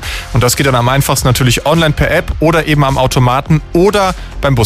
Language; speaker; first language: German; native; German